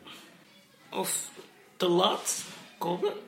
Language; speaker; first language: Dutch; non-native, learner; Arabic